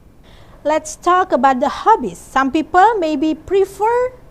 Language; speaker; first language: English; non-native, learner; Indonesian